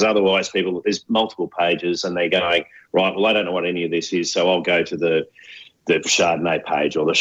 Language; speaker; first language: English; native; English